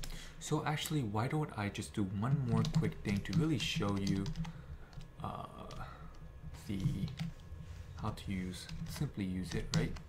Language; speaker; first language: English; native; English